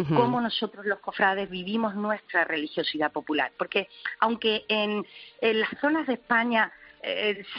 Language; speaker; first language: Spanish; native; Spanish